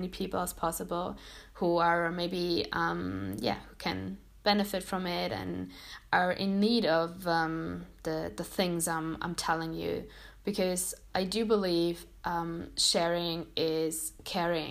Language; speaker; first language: English; non-native, fluent; German